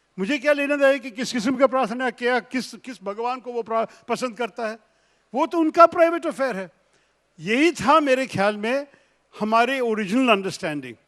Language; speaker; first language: Hindi; non-native, local second language; Malayalam